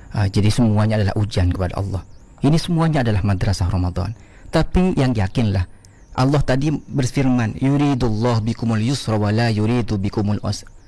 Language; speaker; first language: Indonesian; non-native, local second language; Madurese